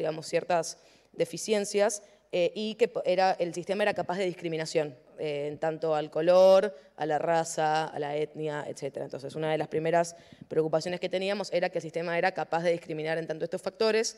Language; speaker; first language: Spanish; native; Spanish